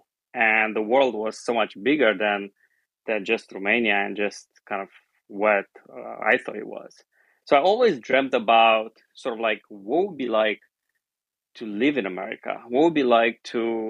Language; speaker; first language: English; non-native, fluent; Romanian